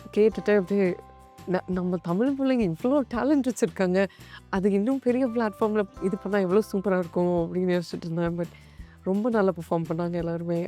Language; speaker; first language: Tamil; early bilingual, other home language; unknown